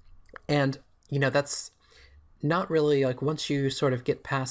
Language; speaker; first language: English; native; English